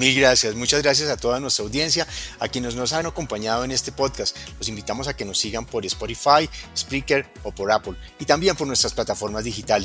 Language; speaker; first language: Spanish; native; Spanish